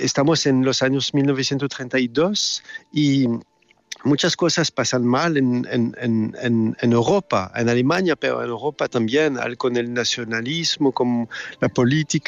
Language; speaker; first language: Spanish; non-native, learner; French